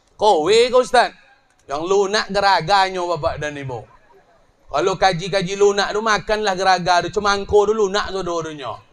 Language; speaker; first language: Malay; native; Malay